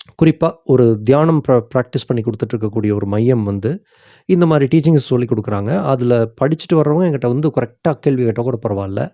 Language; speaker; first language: Tamil; native; Tamil